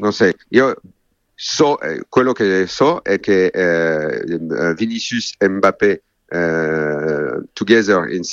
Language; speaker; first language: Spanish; non-native, learner; French